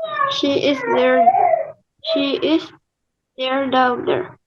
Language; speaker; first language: English; non-native, learner; Indonesian